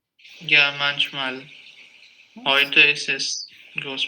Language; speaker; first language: German; non-native, learner; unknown